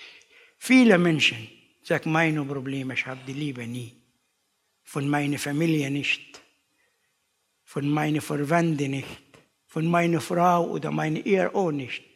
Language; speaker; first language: German; non-native, learner; Arabic